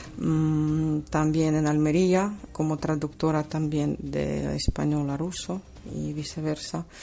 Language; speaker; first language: Spanish; non-native, fluent; Ukrainian